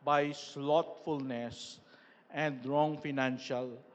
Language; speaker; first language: English; non-native, local second language; Filipino